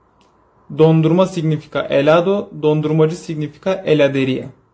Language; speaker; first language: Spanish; non-native, learner; Turkish